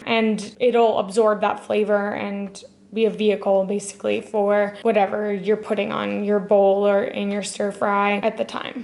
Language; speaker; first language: English; native; English